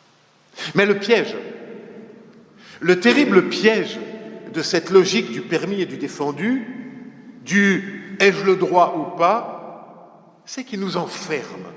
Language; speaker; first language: French; native; French